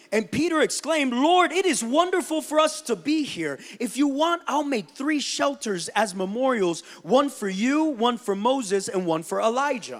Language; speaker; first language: English; early bilingual, other home language; Spanish